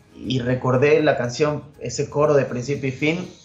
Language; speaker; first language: Spanish; native; Spanish